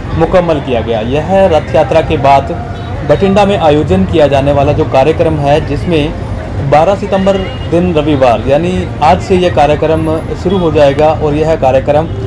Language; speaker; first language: Hindi; non-native, local second language; Punjabi